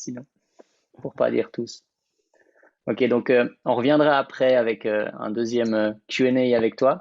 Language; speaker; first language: French; native; French